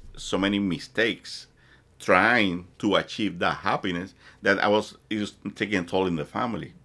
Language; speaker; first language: English; non-native, fluent; Spanish